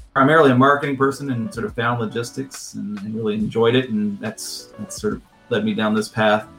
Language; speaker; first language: English; native; English